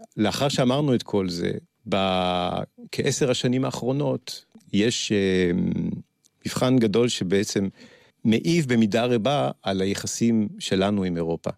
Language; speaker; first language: Hebrew; early bilingual, other home language; French